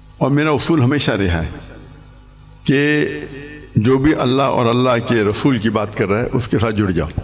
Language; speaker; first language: Urdu; non-native, local second language; English